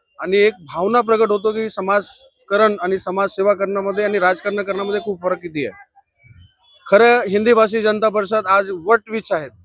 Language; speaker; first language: Marathi; non-native, local second language; Hindi